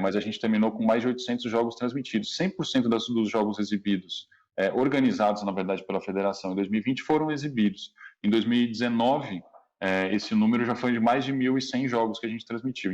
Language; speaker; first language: Portuguese; native; Portuguese